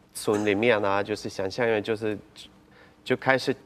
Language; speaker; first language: Chinese; non-native, fluent; Ukrainian